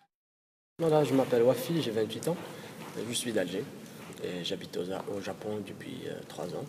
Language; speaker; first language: French; non-native, local second language; Arabic